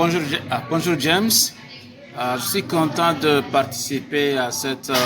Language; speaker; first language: French; non-native, local second language; Kinyarwanda